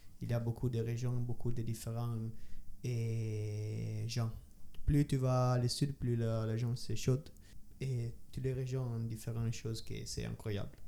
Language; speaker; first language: French; non-native, learner; Italian